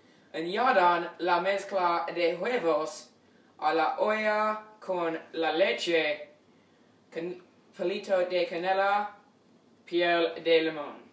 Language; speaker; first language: Spanish; non-native, learner; English